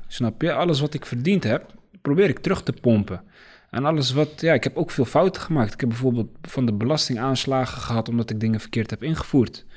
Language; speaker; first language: Dutch; early bilingual, other home language; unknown